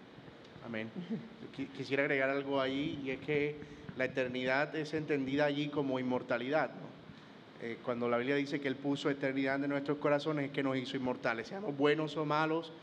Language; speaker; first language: Spanish; native; Spanish